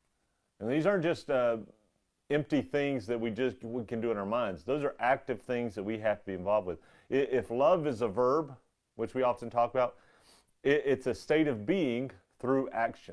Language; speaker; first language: English; native; English